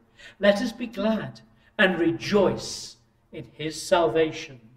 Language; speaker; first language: English; native; English